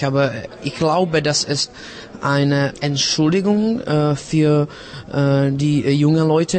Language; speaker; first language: German; non-native, fluent; Czech